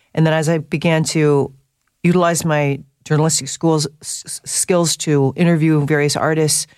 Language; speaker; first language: English; native; English